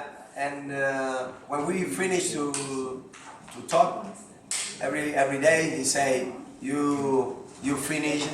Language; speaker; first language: English; non-native, learner; Spanish